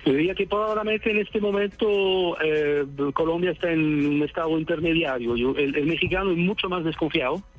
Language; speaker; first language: Spanish; non-native, fluent; Swedish